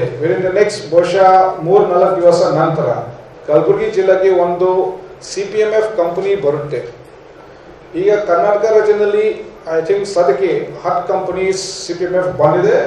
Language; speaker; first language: Kannada; non-native, fluent; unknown